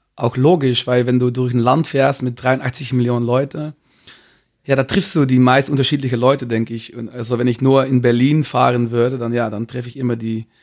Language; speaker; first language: German; non-native, fluent; Dutch